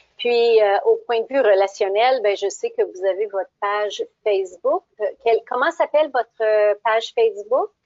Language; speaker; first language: French; native; French